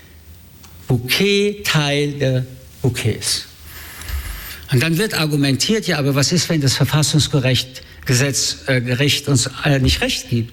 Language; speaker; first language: German; early bilingual, other home language; French